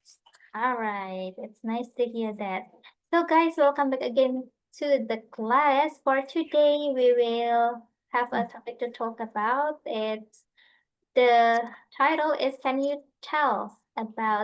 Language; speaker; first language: English; non-native, fluent; Indonesian